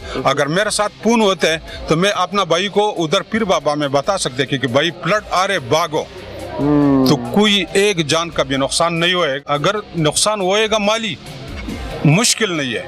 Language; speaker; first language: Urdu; non-native, local second language; Pashto